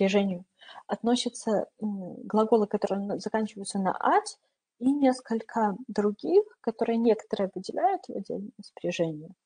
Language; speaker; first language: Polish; non-native, fluent; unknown